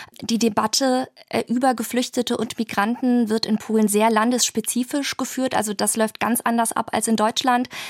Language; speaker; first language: German; early bilingual, other home language; Polish